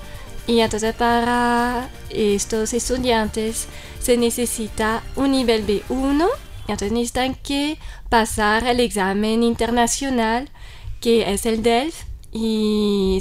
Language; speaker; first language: Spanish; non-native, fluent; French